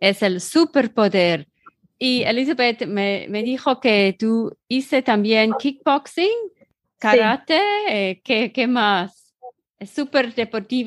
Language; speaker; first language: Spanish; non-native, learner; German